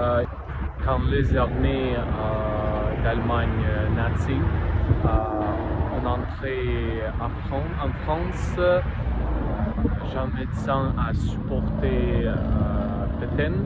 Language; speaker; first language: French; non-native, learner; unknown